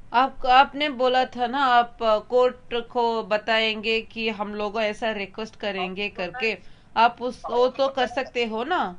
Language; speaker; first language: Hindi; non-native, local second language; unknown